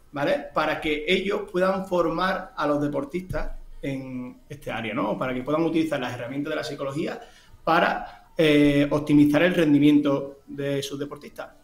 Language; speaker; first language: Spanish; native; Spanish